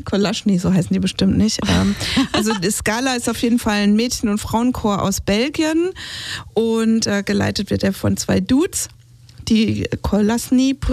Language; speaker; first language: German; native; German